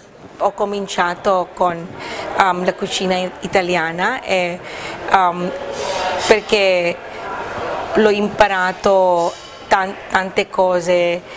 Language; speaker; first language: Italian; non-native, learner; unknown